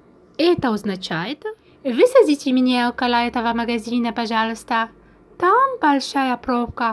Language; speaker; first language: Russian; non-native, fluent; French